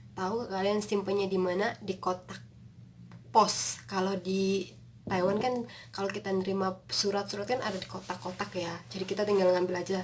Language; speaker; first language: Indonesian; non-native, local second language; Sundanese